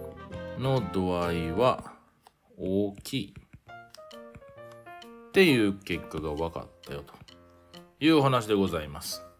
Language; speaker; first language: Japanese; native; Japanese